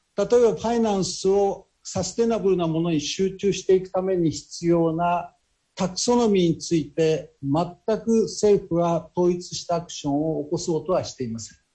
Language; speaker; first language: Japanese; native; Japanese